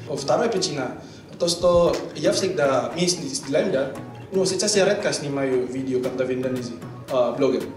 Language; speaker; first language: Russian; non-native, learner; Indonesian